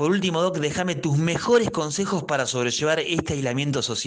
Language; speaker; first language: Spanish; native; Spanish